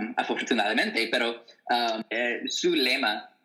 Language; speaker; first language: Spanish; non-native, fluent; English